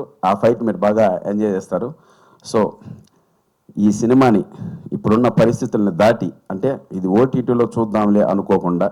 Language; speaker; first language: Telugu; native; Telugu